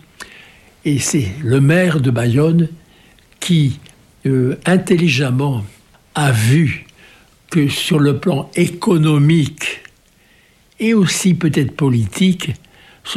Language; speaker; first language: French; native; French